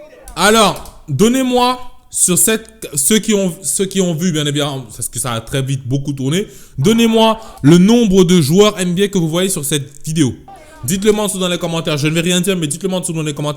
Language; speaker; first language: French; native; French